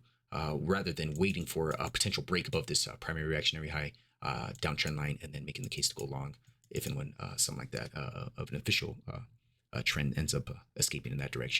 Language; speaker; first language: English; native; English